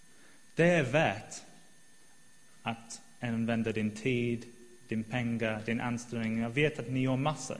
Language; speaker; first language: Swedish; non-native, fluent; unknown